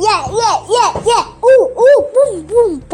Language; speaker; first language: English; non-native, local second language; Jamaican Creole English